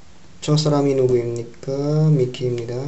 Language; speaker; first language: Korean; non-native, learner; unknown